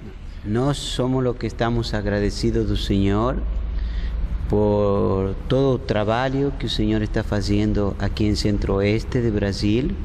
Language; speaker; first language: Portuguese; non-native, fluent; Spanish